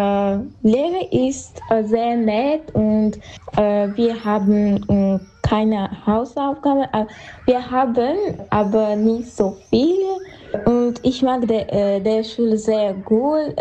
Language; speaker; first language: German; non-native, learner; Armenian